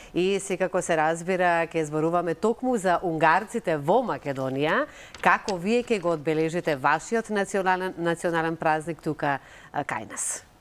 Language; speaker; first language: Macedonian; native; Macedonian